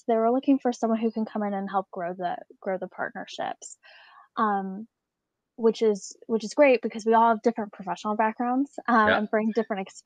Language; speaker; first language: English; native; English